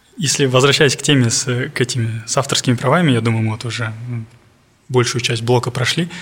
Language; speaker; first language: Russian; non-native, local second language; Kazakh